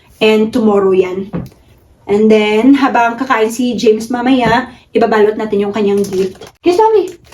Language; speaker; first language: Filipino; non-native, local second language; Cebuano